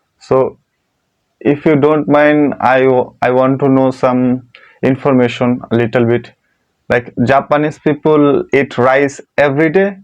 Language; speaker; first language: English; non-native, learner; Bangla